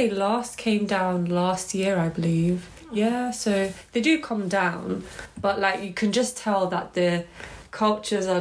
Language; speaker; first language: English; native; English